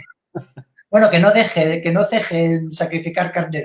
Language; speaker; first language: Spanish; native; Spanish